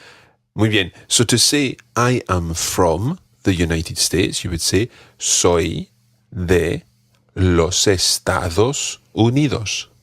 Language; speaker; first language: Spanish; non-native, fluent; English